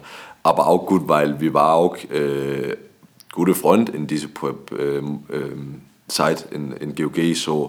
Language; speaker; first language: German; non-native, learner; Danish